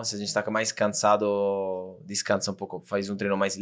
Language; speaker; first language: Portuguese; non-native, fluent; Italian